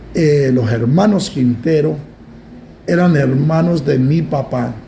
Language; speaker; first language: Spanish; native; Spanish